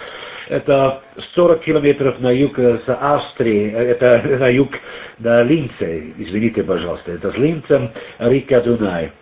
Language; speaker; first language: Russian; non-native, learner; German